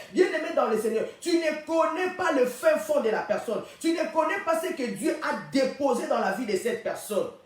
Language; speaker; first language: French; non-native, local second language; Lingala